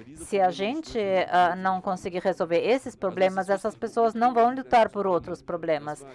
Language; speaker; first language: Portuguese; non-native, learner; German